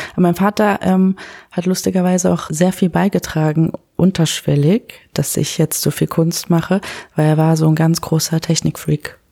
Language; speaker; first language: German; early bilingual, other home language; Kurdish